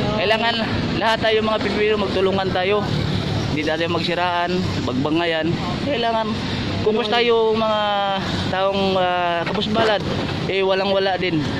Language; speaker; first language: Filipino; non-native, local second language; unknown